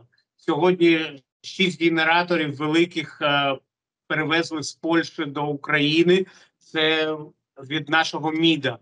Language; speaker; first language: Ukrainian; non-native, local second language; Russian